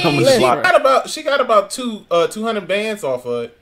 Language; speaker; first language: English; native; English